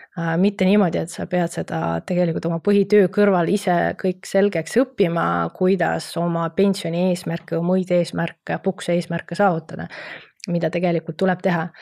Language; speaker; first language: Estonian; non-native, local second language; Russian